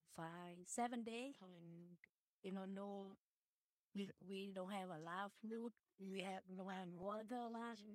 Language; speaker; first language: English; early bilingual, other home language; Vietnamese